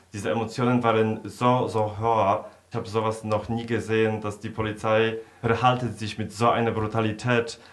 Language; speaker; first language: German; non-native, fluent; Polish